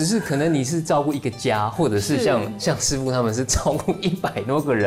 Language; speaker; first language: Chinese; native; Chinese